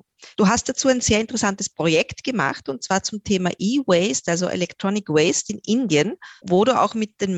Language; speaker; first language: German; native; German